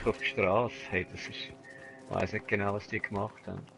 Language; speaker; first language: German; native; German